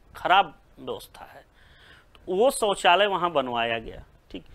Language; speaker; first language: Hindi; native; Hindi